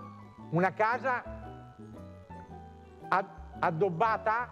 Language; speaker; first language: Italian; native; Italian